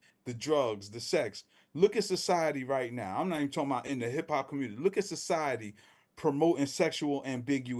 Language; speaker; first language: English; native; English